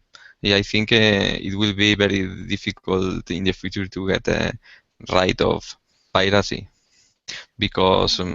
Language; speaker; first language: English; non-native, learner; Spanish